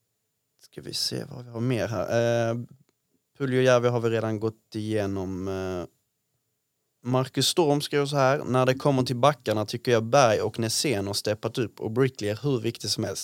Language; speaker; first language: Swedish; native; Swedish